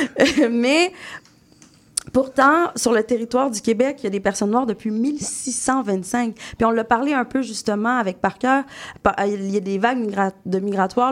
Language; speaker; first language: French; native; French